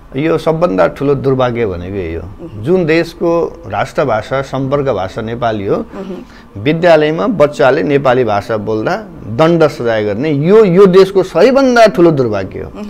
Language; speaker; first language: Nepali; native; Nepali